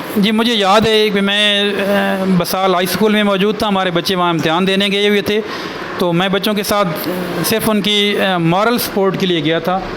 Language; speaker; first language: Urdu; non-native, local second language; Punjabi